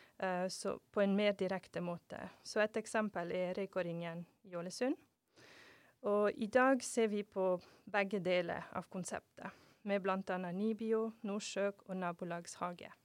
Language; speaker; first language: Norwegian; non-native, fluent; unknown